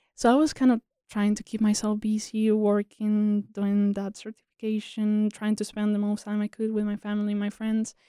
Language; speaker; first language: English; non-native, fluent; Spanish